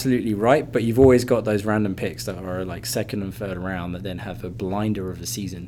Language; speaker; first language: English; native; English